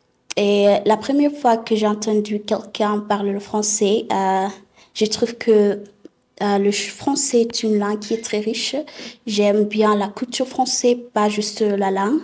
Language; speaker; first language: French; non-native, fluent; Southern Sotho